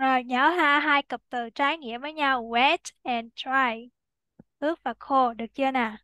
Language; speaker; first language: Vietnamese; native; Vietnamese